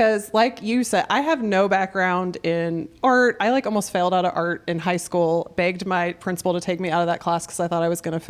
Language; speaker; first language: English; native; English